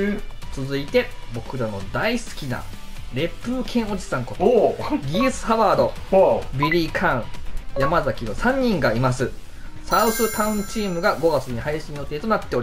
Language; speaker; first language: Japanese; native; Japanese